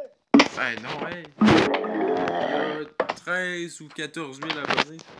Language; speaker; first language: French; native; French